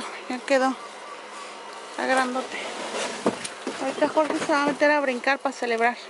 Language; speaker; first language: Spanish; native; Spanish